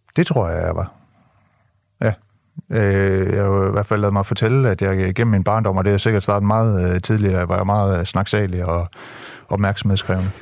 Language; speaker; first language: Danish; early bilingual, other home language; French